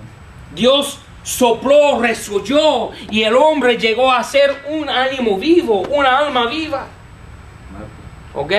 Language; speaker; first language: Spanish; non-native, fluent; English